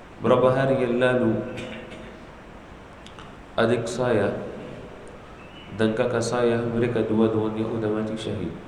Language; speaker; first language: Indonesian; non-native, learner; Arabic